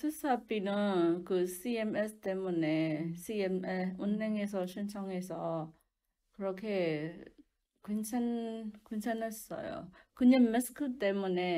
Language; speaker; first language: Korean; non-native, learner; Burmese